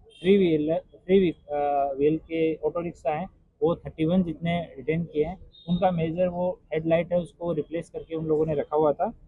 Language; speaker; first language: Hindi; non-native, local second language; Gujarati